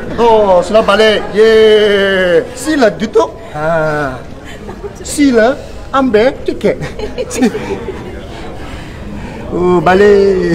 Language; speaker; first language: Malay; non-native, local second language; Cantonese